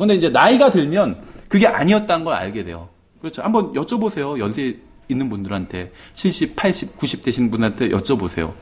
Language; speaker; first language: Korean; native; Korean